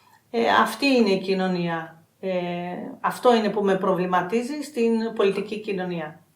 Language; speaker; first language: Greek; non-native, fluent; Albanian